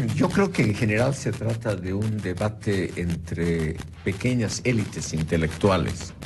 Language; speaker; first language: Spanish; native; Spanish